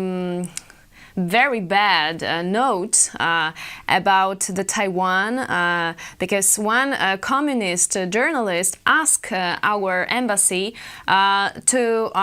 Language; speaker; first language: English; non-native, fluent; Polish